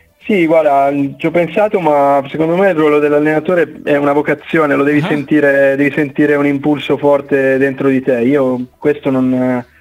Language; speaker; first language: Italian; native; Italian